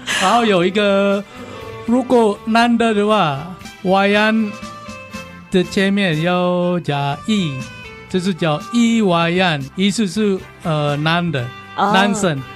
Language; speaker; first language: Chinese; non-native, learner; Balinese